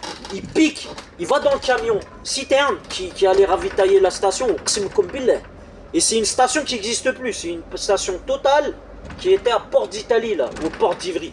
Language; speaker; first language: French; native; French